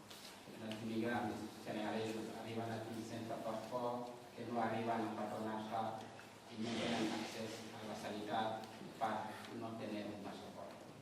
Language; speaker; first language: Catalan; non-native, fluent; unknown